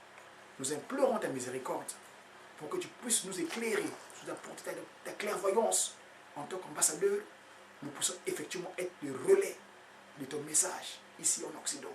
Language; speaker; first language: French; non-native, local second language; Kongo